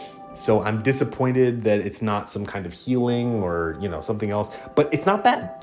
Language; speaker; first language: English; native; English